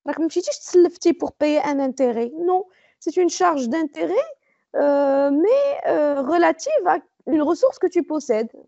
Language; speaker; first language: French; non-native, local second language; Arabic